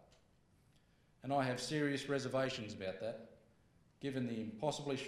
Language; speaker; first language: English; native; English